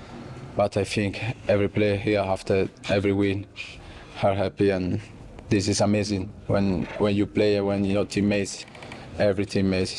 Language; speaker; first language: English; non-native, fluent; Italian